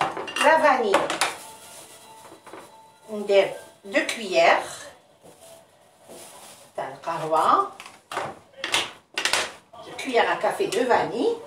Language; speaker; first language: Arabic; native; Arabic